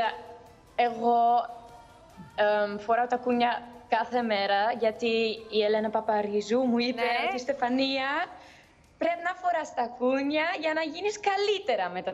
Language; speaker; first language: Greek; early bilingual, heritage; Greek